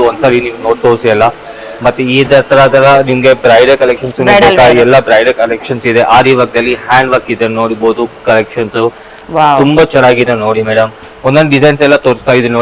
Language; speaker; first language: Kannada; non-native, local second language; Telugu